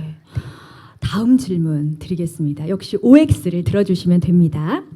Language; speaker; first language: Korean; native; Korean